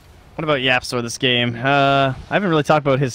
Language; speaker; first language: English; native; English